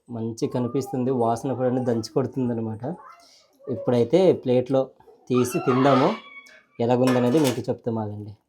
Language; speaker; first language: Telugu; non-native, local second language; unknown